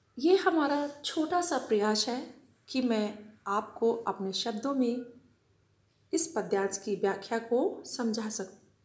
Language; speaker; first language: Hindi; native; Hindi